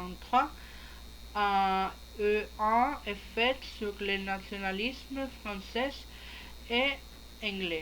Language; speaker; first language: French; non-native, learner; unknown